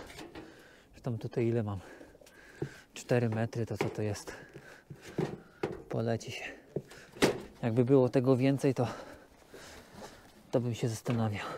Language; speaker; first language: Polish; native; Polish